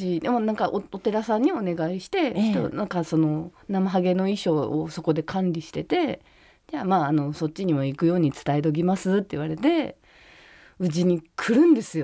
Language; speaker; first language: Japanese; native; Japanese